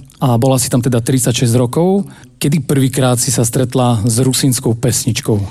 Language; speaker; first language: Slovak; non-native, local second language; Rusyn